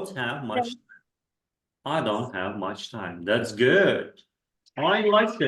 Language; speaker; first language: English; non-native, fluent; Kazakh